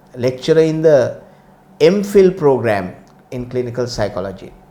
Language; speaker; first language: English; non-native, local second language; Sinhala